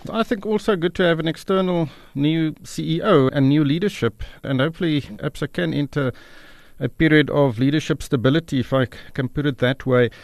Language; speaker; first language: English; non-native, local second language; Afrikaans